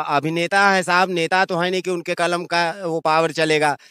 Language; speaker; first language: Hindi; native; Hindi